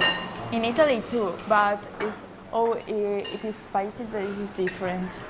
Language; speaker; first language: English; non-native, learner; Italian